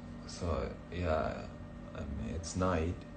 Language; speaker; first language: English; non-native, learner; Japanese